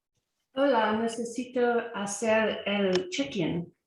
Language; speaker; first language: Spanish; non-native, learner; English